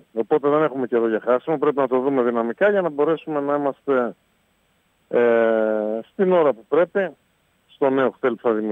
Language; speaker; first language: Greek; native; Greek